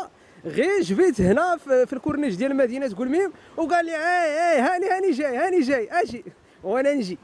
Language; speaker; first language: Arabic; native; Arabic